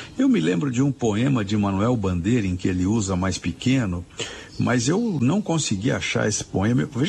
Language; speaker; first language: Portuguese; native; Portuguese